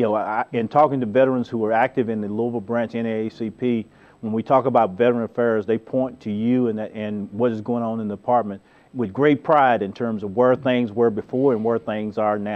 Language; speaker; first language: English; native; English